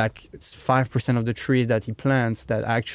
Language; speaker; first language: English; non-native, fluent; French